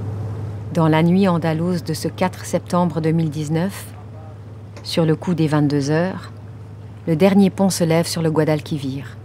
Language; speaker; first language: French; native; French